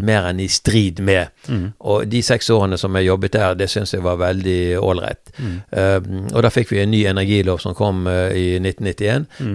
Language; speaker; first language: Norwegian; native; Norwegian